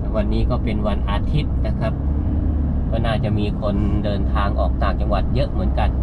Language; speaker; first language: Thai; native; Thai